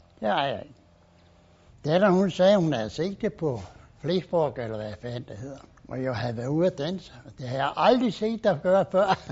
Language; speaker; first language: Danish; native; Danish